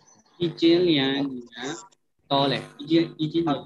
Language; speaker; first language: Chinese; non-native, learner; Burmese